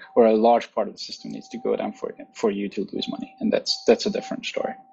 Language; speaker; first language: English; non-native, fluent; Hungarian